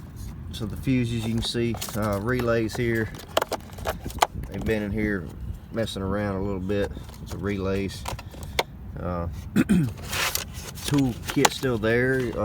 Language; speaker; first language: English; native; English